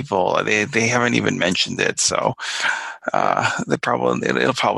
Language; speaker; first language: English; native; English